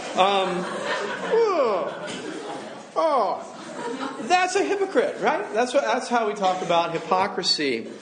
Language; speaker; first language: English; native; English